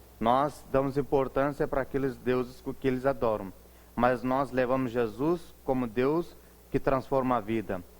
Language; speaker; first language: Portuguese; non-native, fluent; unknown